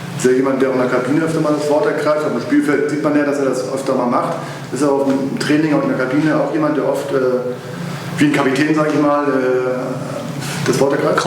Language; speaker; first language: German; native; German